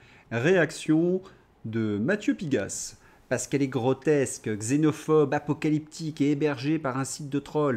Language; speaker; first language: French; native; French